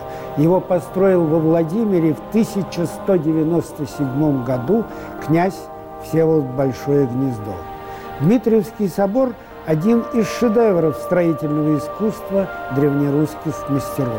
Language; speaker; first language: Russian; native; Russian